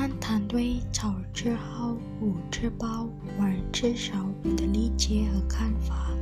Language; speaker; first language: Chinese; non-native, learner; Indonesian